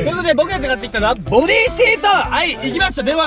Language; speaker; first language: Japanese; native; Japanese